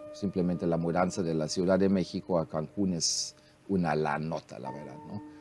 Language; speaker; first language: Spanish; non-native, fluent; German